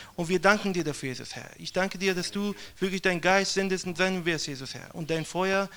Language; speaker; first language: German; non-native, fluent; Persian